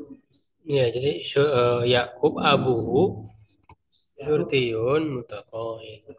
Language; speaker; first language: Arabic; non-native, fluent; Indonesian